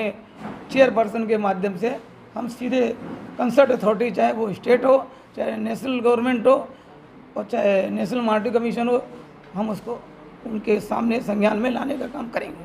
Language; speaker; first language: Hindi; native; Hindi